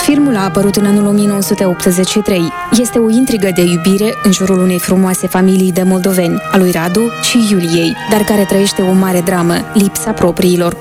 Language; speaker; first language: Romanian; native; Romanian